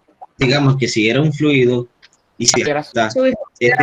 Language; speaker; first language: Spanish; native; Spanish